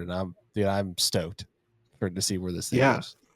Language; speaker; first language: English; native; English